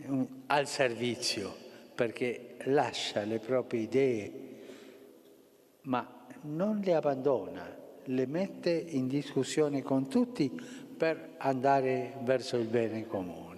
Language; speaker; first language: Italian; non-native, fluent; Spanish